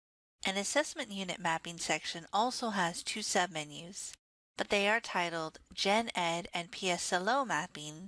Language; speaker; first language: English; native; English